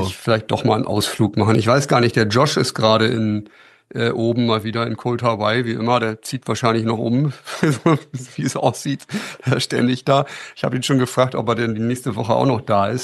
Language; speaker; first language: German; native; German